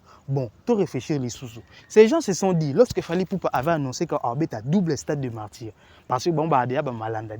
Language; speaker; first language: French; non-native, local second language; Lingala